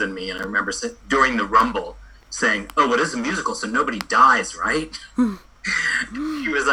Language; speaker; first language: English; native; English